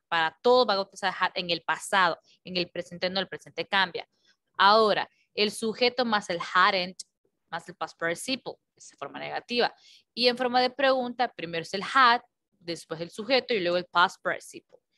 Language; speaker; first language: Spanish; native; Spanish